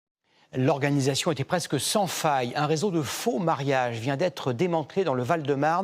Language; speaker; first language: French; native; French